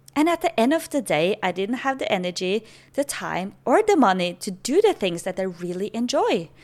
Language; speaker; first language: English; non-native, fluent; Norwegian